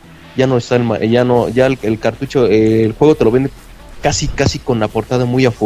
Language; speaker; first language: Spanish; native; Spanish